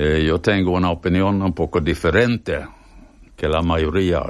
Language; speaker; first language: Spanish; non-native, fluent; Swedish